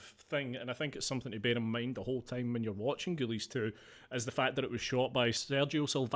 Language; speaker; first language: English; native; English